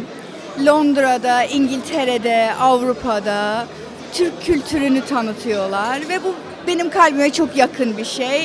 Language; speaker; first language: Turkish; early bilingual, heritage; Turkish